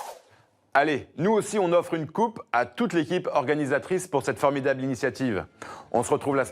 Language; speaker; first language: French; native; French